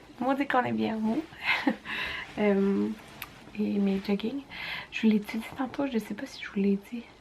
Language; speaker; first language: French; native; French